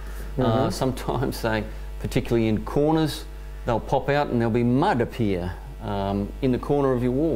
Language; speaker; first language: English; native; English